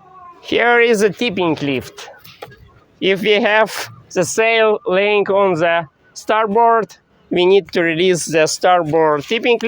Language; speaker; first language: English; non-native, fluent; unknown